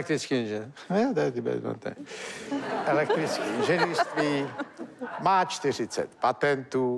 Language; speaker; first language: Czech; native; Czech